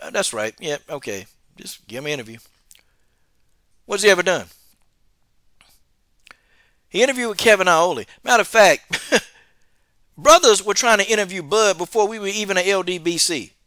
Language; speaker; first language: English; native; English